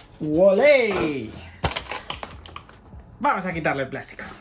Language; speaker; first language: Spanish; native; Spanish